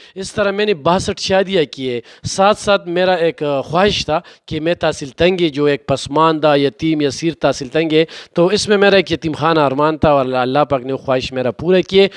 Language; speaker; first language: Urdu; non-native, local second language; Pashto